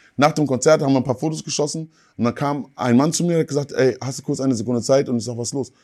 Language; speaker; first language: German; native; German